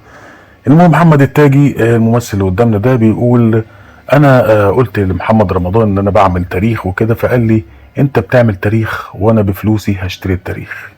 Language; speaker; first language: Arabic; native; Arabic